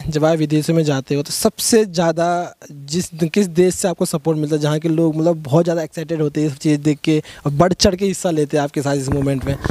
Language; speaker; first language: Hindi; native; Hindi